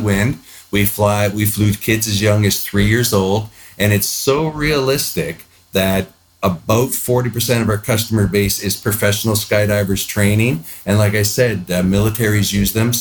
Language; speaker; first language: English; native; English